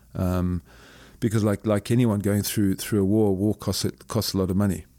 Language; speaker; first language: English; native; English